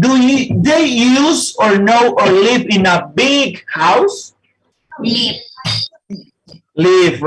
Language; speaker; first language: English; non-native, fluent; Spanish